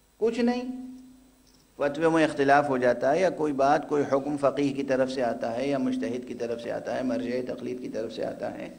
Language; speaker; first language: Urdu; native; Urdu